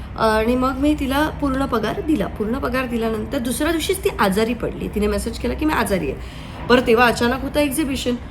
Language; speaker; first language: Marathi; native; Marathi